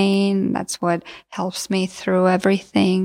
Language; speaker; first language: English; non-native, fluent; Georgian